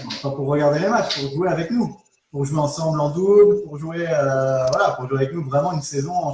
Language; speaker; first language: French; native; French